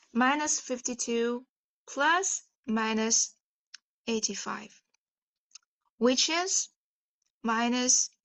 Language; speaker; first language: English; non-native, fluent; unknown